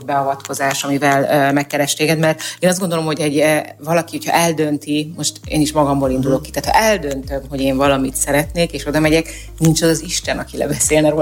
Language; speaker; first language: Hungarian; native; Hungarian